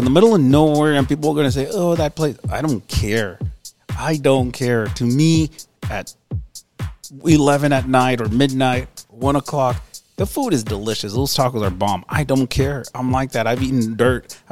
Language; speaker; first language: English; early bilingual, other home language; Spanish